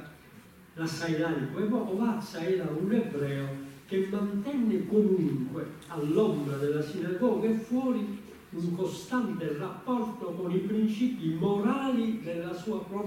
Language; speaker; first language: Italian; native; Italian